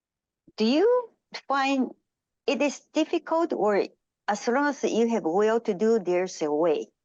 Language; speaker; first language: English; non-native, fluent; Japanese